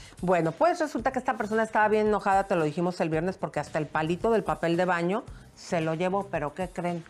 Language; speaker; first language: Spanish; native; Spanish